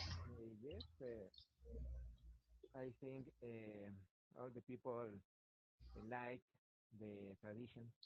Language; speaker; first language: English; non-native, learner; Spanish